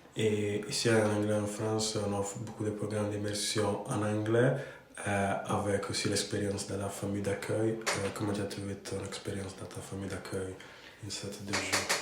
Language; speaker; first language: French; non-native, fluent; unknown